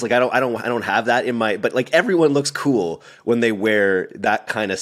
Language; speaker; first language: English; native; English